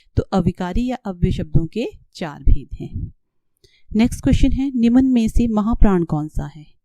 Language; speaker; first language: Hindi; native; Hindi